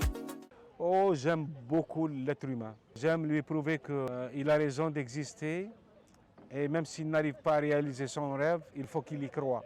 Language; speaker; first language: French; non-native, local second language; Arabic